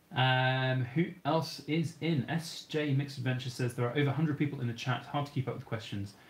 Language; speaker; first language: English; native; English